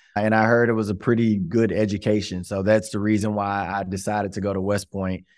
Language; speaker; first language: English; native; English